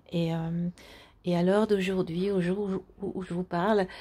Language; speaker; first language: French; native; French